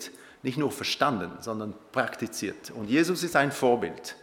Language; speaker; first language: German; non-native, local second language; French